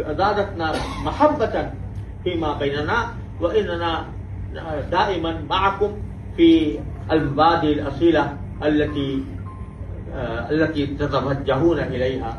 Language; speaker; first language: Arabic; non-native, fluent; Urdu